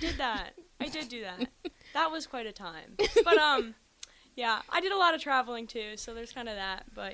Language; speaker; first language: English; native; English